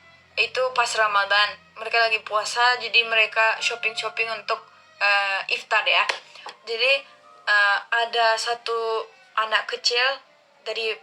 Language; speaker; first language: Indonesian; non-native, learner; Turkish